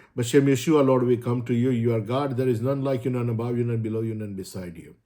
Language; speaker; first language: English; non-native, local second language; Gujarati